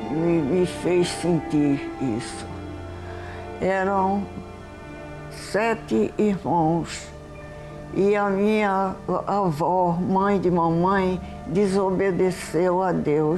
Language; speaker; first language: Portuguese; early bilingual, heritage; Portuguese